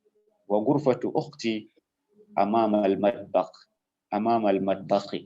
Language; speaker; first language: Arabic; non-native, learner; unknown